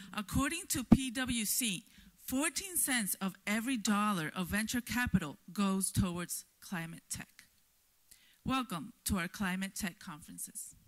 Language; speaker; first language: English; native; English